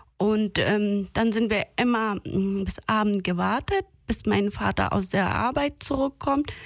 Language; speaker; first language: German; non-native, fluent; Persian